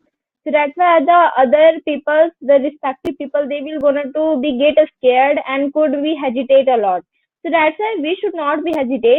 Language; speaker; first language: English; non-native, learner; Hindi